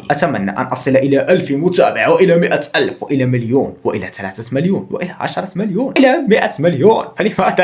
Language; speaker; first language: Arabic; native; Arabic